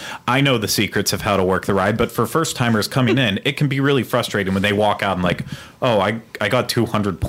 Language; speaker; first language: English; native; English